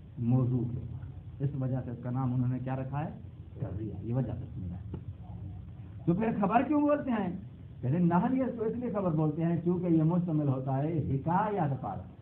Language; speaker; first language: Urdu; non-native, local second language; Punjabi